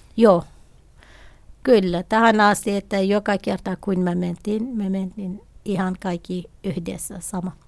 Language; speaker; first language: Finnish; non-native, learner; Kurdish